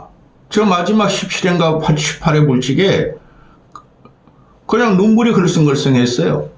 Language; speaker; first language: Korean; native; Korean